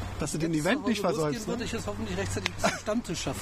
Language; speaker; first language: German; native; German